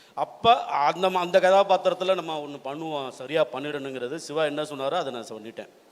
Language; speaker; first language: Tamil; native; Tamil